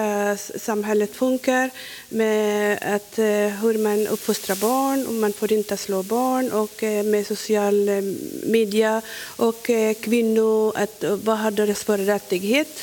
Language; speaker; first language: Swedish; non-native, fluent; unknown